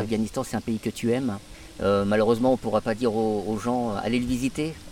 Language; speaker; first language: French; native; French